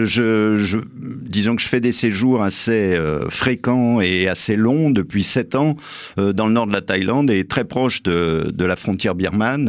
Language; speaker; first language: French; native; French